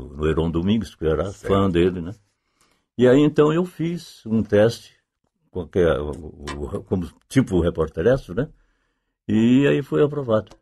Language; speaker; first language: Portuguese; native; Portuguese